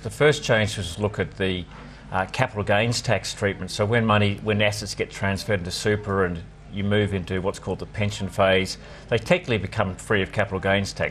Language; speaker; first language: English; native; English